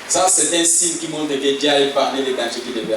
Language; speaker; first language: French; non-native, local second language; Lingala